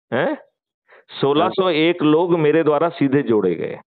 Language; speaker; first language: Hindi; native; Hindi